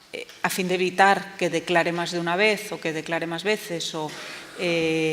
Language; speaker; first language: Spanish; native; Spanish